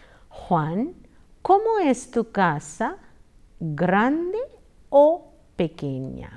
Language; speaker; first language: Spanish; non-native, fluent; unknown